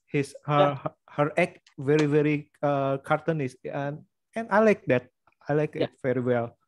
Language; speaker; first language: English; non-native, learner; Indonesian